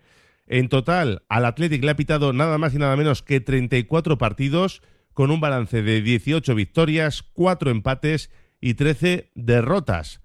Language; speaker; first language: Spanish; native; Spanish